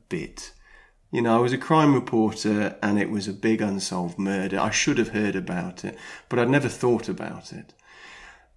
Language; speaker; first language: English; native; English